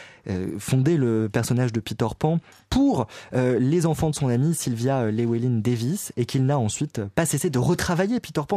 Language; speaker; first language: French; native; French